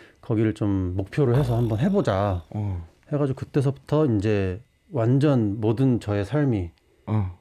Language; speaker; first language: Korean; native; Korean